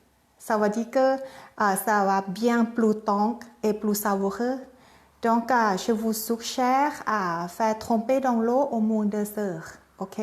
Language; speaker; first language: French; non-native, learner; Thai